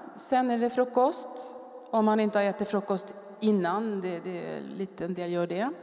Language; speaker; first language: Swedish; native; Swedish